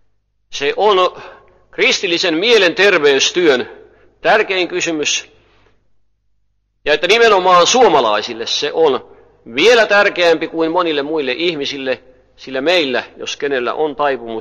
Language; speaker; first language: Finnish; native; Finnish